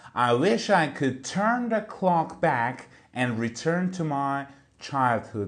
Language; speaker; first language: English; non-native, fluent; Persian